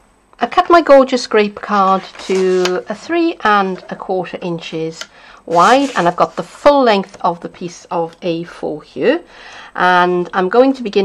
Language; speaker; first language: English; native; English